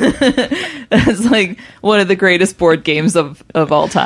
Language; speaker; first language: English; native; English